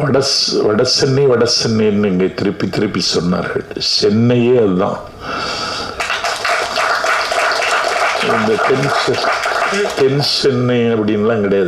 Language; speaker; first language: Tamil; native; Tamil